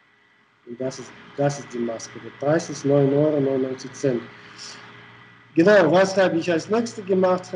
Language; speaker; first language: German; non-native, fluent; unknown